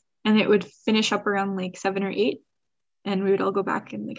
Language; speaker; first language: English; early bilingual, other home language; Swiss German